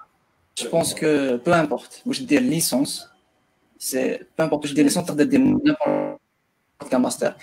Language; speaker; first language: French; non-native, local second language; Arabic